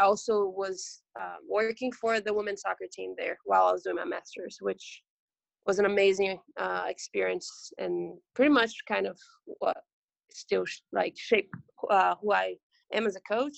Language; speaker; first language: English; non-native, fluent; Portuguese